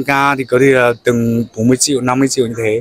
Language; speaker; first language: Vietnamese; non-native, learner; Chinese